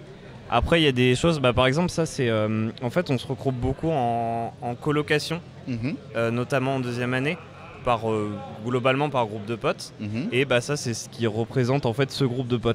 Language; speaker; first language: French; native; French